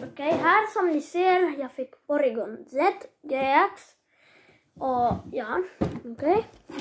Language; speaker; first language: Swedish; early bilingual, other home language; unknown